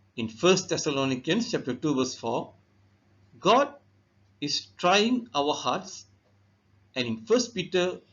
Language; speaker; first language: English; non-native, local second language; Tamil